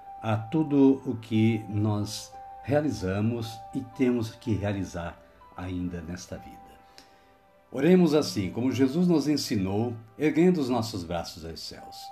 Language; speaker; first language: Portuguese; native; Portuguese